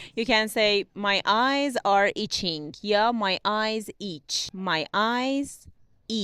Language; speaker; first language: English; non-native, fluent; Persian